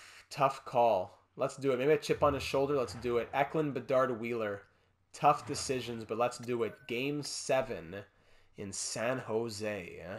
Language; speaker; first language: English; native; English